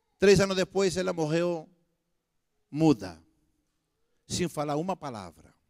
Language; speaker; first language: Portuguese; non-native, fluent; Spanish